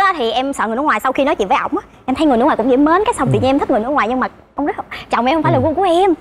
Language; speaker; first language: Vietnamese; native; Vietnamese